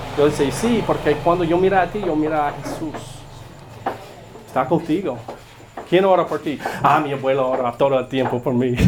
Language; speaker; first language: Spanish; non-native, learner; English